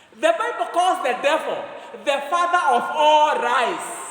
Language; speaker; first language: English; non-native, local second language; Swahili